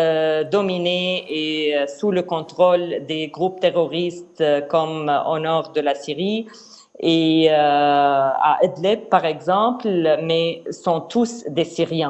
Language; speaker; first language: French; non-native, fluent; Arabic